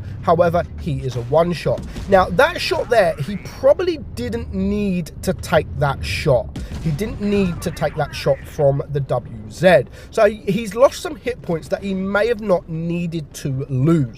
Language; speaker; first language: English; native; English